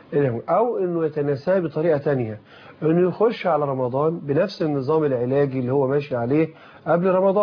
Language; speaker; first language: Arabic; native; Arabic